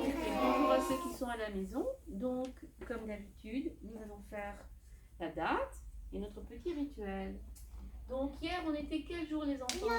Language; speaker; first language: French; native; French